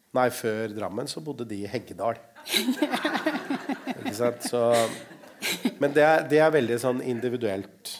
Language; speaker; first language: Norwegian; early bilingual, other home language; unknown